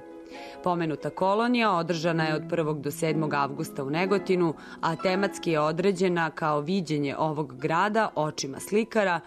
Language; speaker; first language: Serbian; native; Serbian